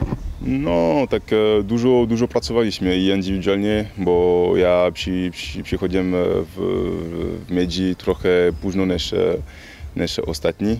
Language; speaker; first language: Polish; non-native, learner; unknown